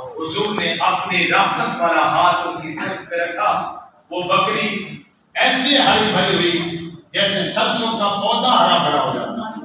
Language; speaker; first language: Urdu; non-native, local second language; Punjabi